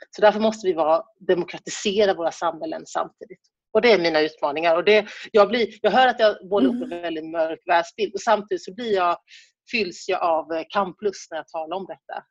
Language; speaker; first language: Swedish; native; Swedish